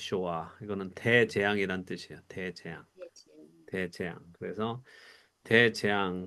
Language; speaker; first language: Korean; native; Korean